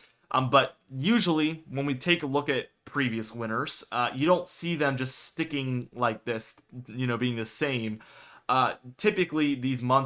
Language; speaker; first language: English; native; English